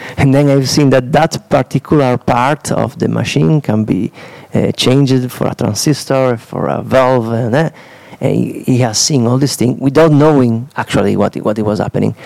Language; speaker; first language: English; non-native, fluent; Italian